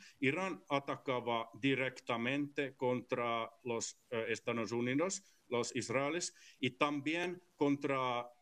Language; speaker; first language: Spanish; non-native, fluent; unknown